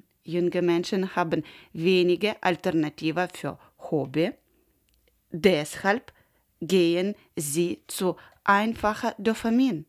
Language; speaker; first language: German; non-native, learner; Ukrainian